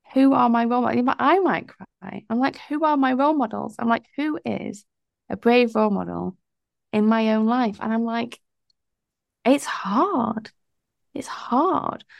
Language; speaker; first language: English; native; English